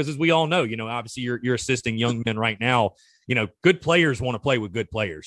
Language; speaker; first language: English; native; English